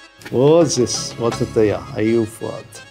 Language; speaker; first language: Russian; non-native, fluent; Arabic